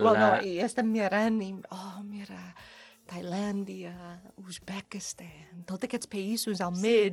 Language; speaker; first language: Catalan; non-native, learner; English